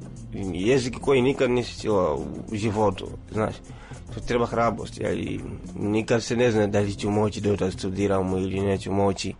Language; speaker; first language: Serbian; non-native, fluent; Swahili